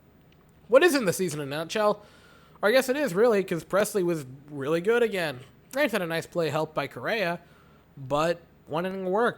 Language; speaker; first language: English; native; English